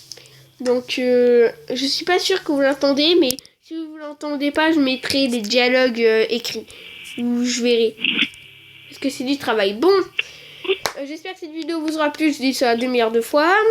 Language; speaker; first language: French; native; French